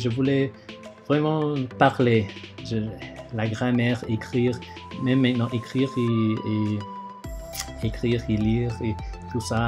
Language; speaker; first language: French; early bilingual, other home language; Chinese